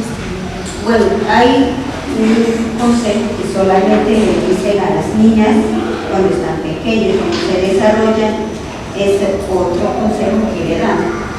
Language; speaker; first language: Spanish; non-native, local second language; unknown